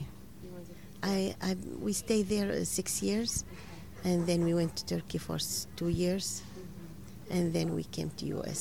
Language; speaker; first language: English; non-native, learner; Arabic